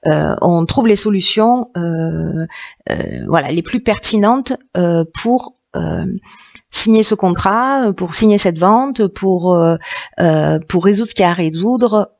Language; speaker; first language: French; native; French